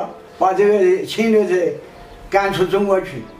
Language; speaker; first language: Chinese; non-native, local second language; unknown